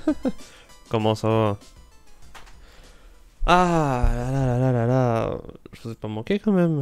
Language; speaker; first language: French; native; French